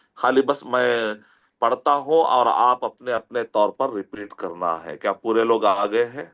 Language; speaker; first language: Urdu; native; Urdu